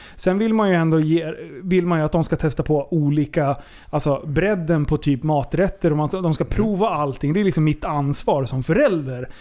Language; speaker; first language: Swedish; native; Swedish